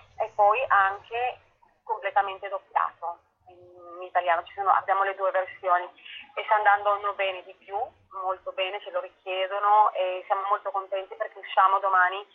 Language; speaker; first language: Italian; non-native, fluent; Spanish